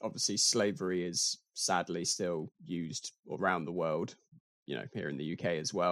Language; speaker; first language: English; native; English